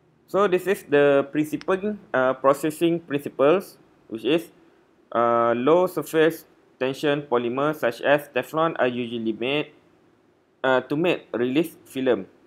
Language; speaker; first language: English; non-native, local second language; Malay